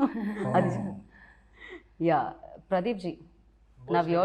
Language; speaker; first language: Telugu; native; Telugu